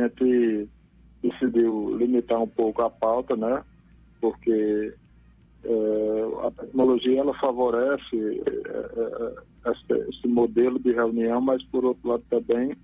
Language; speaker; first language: Portuguese; native; Portuguese